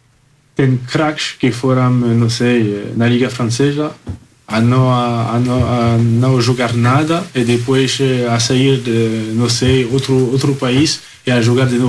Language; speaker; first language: Portuguese; early bilingual, heritage; Portuguese